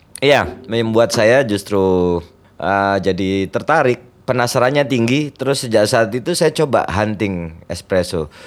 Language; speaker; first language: Indonesian; non-native, local second language; Javanese